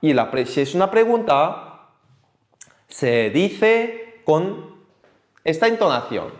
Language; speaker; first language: Spanish; non-native, fluent; Korean